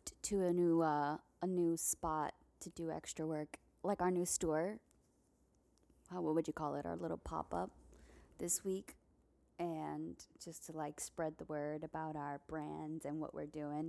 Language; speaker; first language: English; early bilingual, other home language; Spanish